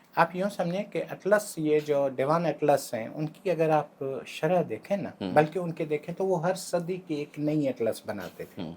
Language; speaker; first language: Urdu; non-native, local second language; Sindhi